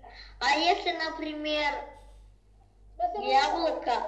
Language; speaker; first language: Russian; early bilingual, heritage; Russian